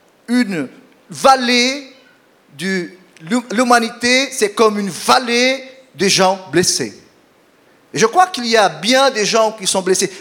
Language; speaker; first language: French; non-native, fluent; Portuguese